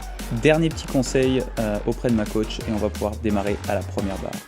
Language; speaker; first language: French; native; French